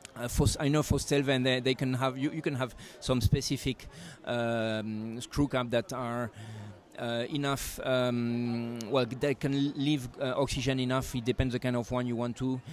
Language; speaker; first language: English; non-native, fluent; French